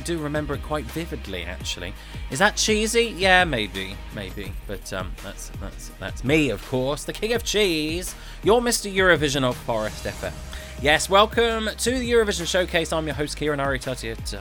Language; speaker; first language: English; native; English